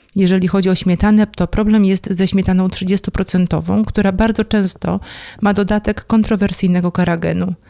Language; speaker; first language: Polish; native; Polish